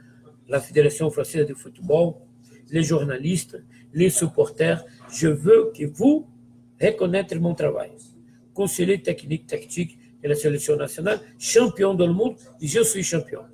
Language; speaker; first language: French; non-native, fluent; Portuguese